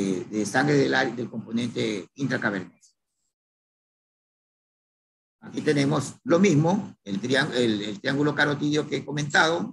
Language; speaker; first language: Spanish; native; Spanish